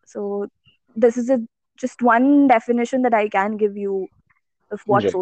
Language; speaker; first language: English; non-native, local second language; Malayalam